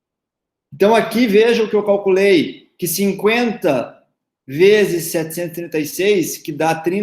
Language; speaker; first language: Portuguese; native; Portuguese